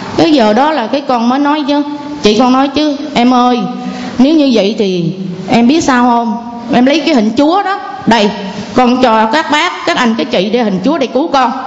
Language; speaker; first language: Vietnamese; non-native, local second language; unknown